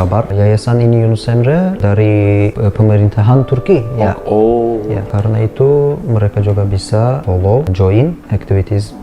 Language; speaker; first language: Indonesian; non-native, learner; Turkish